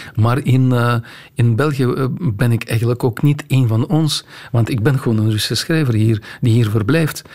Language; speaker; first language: Dutch; non-native, fluent; Russian